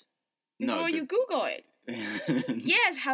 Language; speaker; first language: English; non-native, fluent; Chinese